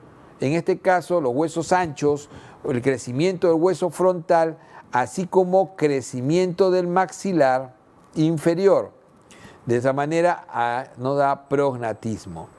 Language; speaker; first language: Spanish; native; Spanish